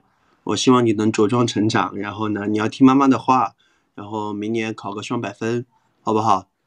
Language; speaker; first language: Chinese; native; Chinese